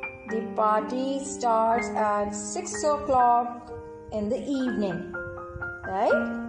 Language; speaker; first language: English; non-native, local second language; Punjabi